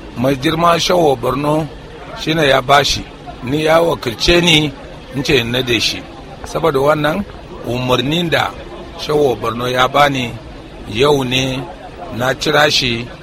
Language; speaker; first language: Hausa; non-native, local second language; Kanuri